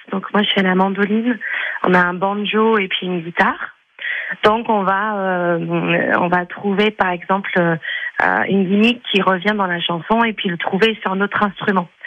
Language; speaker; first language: French; non-native, fluent; English